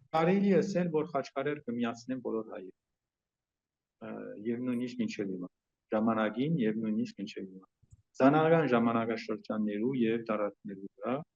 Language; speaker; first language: Armenian; early bilingual, heritage; Armenian